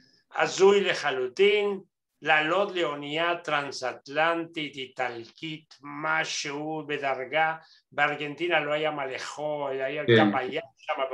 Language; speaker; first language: Hebrew; non-native, fluent; Spanish